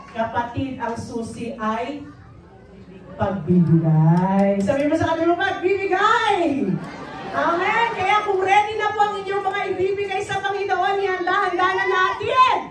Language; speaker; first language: Filipino; native; Filipino